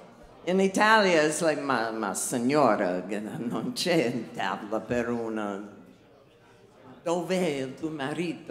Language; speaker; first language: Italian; non-native, learner; English